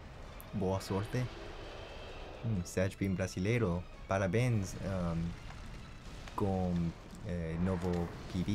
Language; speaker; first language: Portuguese; non-native, learner; English